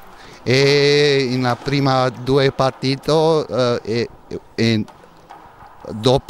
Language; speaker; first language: Italian; non-native, learner; Hungarian